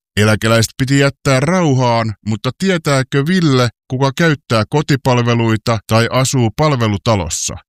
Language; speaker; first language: Finnish; native; Finnish